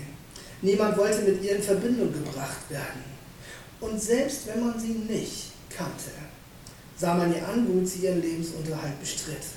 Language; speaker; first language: German; native; German